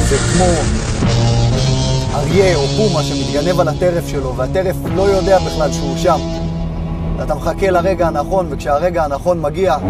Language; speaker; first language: Hebrew; native; Hebrew